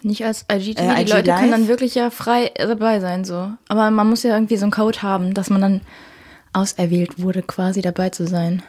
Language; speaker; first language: German; native; German